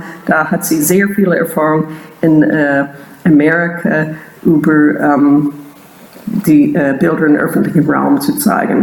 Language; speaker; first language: German; non-native, fluent; English